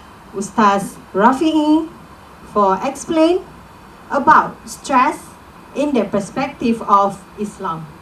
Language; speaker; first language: English; non-native, local second language; Malay